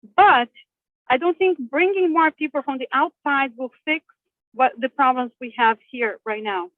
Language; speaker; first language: English; non-native, fluent; Portuguese